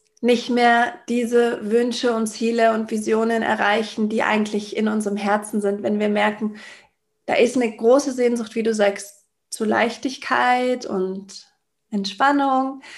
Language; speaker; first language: German; native; German